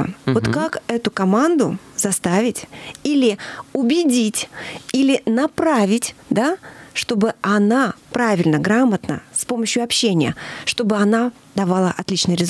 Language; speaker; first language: Russian; native; Russian